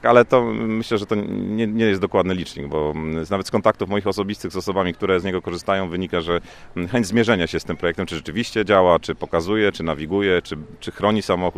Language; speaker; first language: Polish; native; Polish